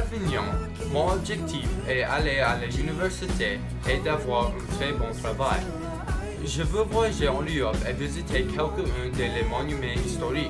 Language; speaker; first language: French; non-native, local second language; English